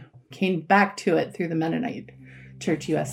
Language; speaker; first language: English; native; English